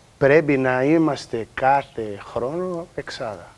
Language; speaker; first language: Greek; non-native, learner; Portuguese